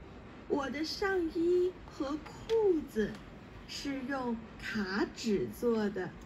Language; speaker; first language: Chinese; non-native, learner; Thai